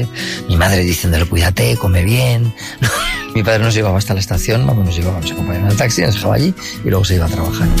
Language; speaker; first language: Spanish; native; Spanish